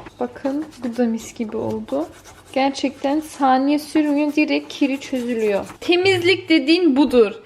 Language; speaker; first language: Turkish; early bilingual, heritage; Turkish